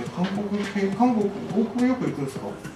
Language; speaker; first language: Japanese; native; Japanese